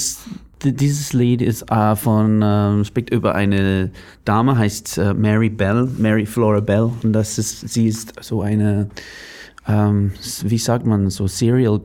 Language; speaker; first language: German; non-native, learner; English